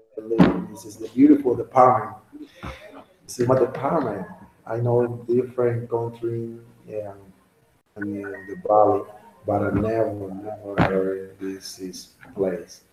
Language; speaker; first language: English; non-native, learner; Spanish